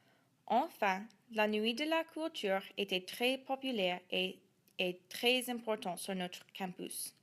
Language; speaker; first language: French; non-native, learner; English